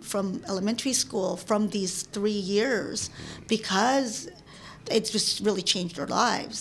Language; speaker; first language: English; early bilingual, other home language; Filipino